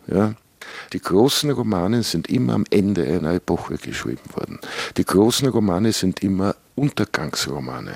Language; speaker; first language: German; native; German